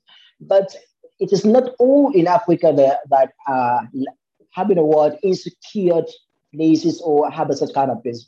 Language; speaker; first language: English; non-native, local second language; Hausa